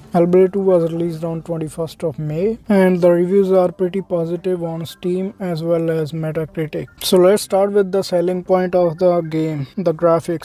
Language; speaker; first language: English; non-native, fluent; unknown